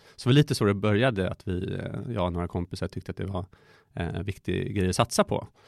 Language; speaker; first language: Swedish; early bilingual, other home language; Persian